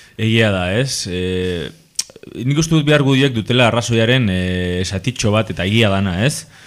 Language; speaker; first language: Basque; non-native, local second language; Spanish